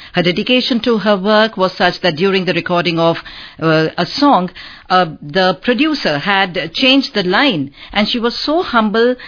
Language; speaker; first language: English; non-native, local second language; Hindi